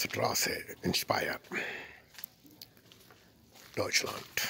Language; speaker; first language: German; non-native, learner; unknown